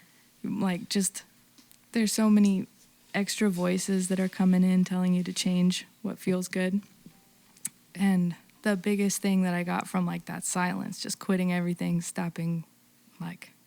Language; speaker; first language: English; native; English